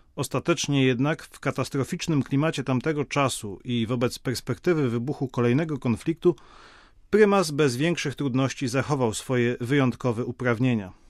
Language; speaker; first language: Polish; native; Polish